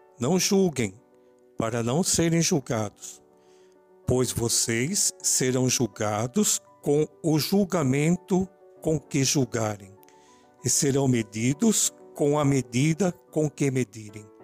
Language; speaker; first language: Portuguese; native; Portuguese